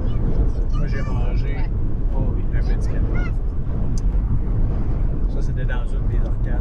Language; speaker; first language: French; native; French